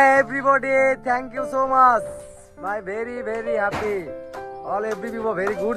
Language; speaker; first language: English; non-native, learner; Bangla